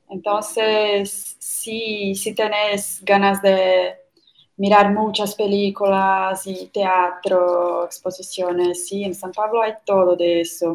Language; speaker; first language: Spanish; non-native, fluent; Portuguese